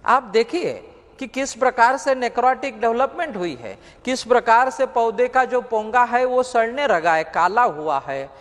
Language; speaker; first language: Hindi; non-native, local second language; Marathi